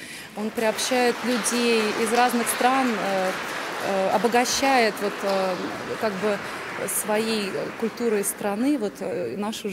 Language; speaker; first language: Russian; native; Russian